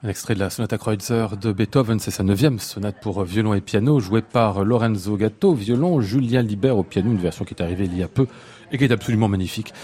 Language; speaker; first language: French; native; French